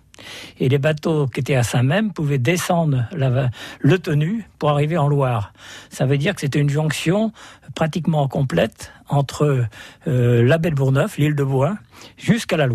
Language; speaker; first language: French; native; French